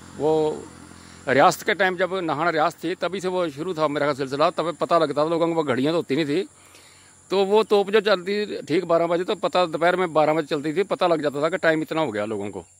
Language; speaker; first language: Hindi; non-native, local second language; Punjabi